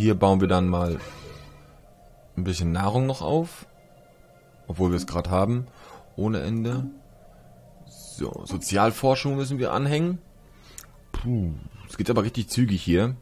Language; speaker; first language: German; native; German